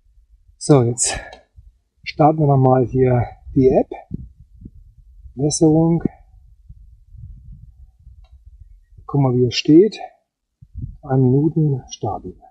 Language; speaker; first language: German; native; German